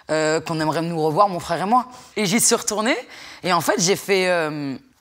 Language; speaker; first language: French; native; French